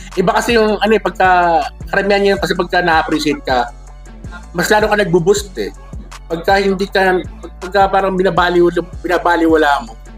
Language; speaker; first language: Filipino; non-native, local second language; Iloko